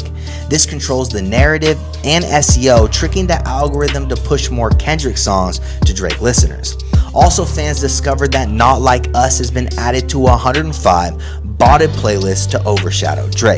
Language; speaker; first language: English; native; English